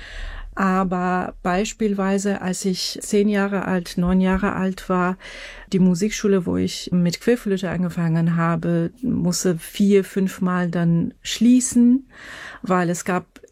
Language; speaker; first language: German; non-native, fluent; Persian